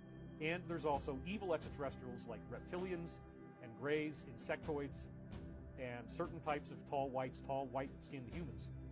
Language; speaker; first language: English; native; English